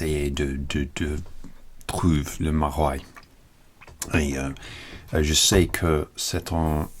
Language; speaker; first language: French; non-native, learner; English